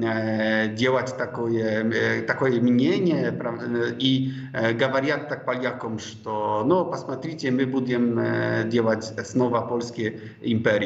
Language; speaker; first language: Russian; non-native, fluent; Polish